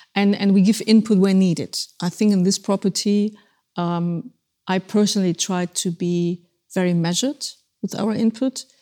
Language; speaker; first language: English; non-native, fluent; German